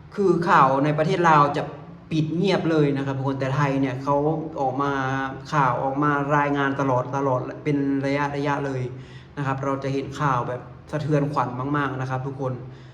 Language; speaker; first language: Thai; native; Thai